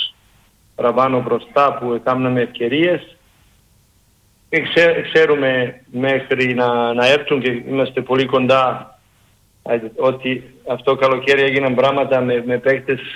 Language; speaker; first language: Greek; non-native, learner; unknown